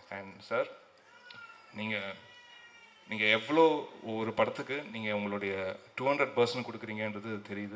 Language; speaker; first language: Tamil; native; Tamil